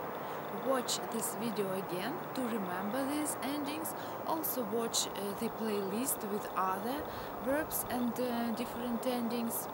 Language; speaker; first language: English; non-native, fluent; Russian